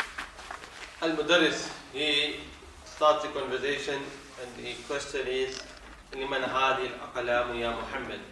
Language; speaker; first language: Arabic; non-native, fluent; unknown